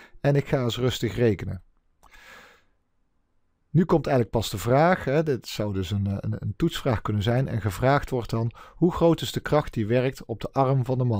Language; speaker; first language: Dutch; native; Dutch